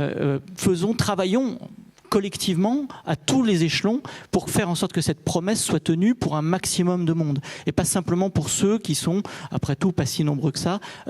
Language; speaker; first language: French; native; French